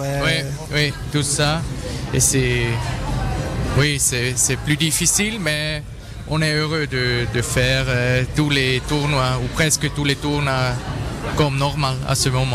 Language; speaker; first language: French; non-native, local second language; German